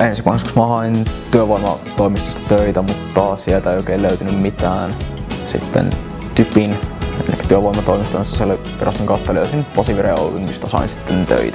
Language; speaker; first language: Finnish; native; Finnish